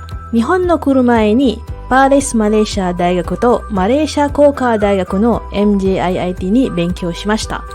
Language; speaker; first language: Japanese; non-native, fluent; Malay